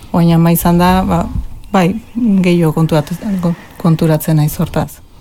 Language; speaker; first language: Basque; non-native, local second language; Spanish